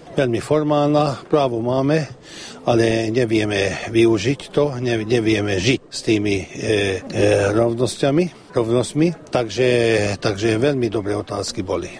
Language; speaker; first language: Slovak; early bilingual, heritage; Slovak